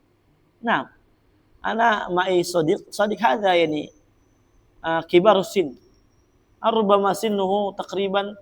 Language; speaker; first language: Arabic; non-native, fluent; Indonesian